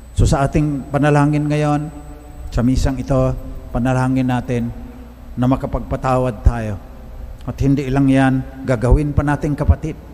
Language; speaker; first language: Filipino; non-native, local second language; Cebuano